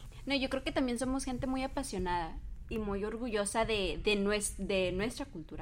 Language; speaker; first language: Spanish; early bilingual, heritage; Spanish